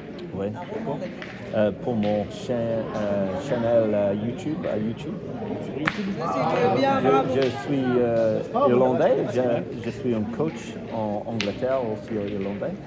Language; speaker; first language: French; non-native, learner; English